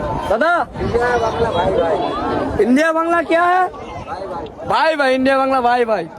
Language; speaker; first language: Hindi; non-native, learner; Bangla